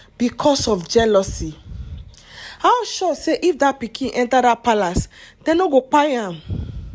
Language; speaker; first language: Nigerian Pidgin; non-native, local second language; Yoruba